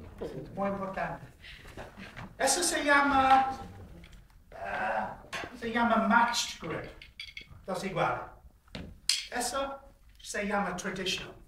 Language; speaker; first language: Spanish; non-native, learner; English